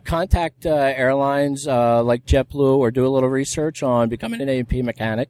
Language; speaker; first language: English; native; English